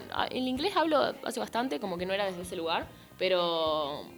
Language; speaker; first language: Spanish; native; Spanish